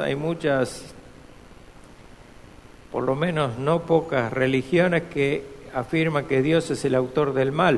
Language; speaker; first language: Spanish; native; Spanish